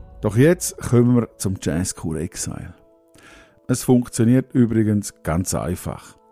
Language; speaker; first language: German; native; German